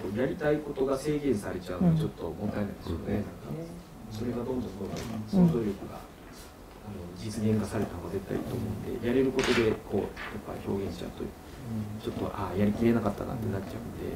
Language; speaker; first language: Japanese; native; Japanese